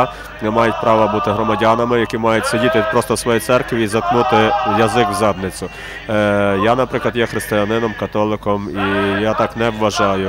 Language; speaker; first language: Ukrainian; native; Ukrainian